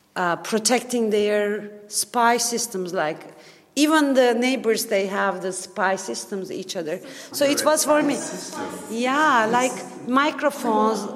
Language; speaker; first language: English; non-native, fluent; Turkish